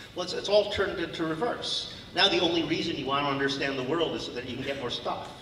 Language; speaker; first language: English; native; English